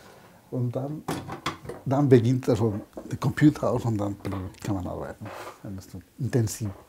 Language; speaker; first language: German; non-native, fluent; Spanish